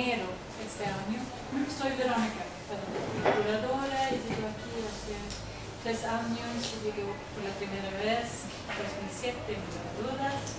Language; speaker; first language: Spanish; non-native, learner; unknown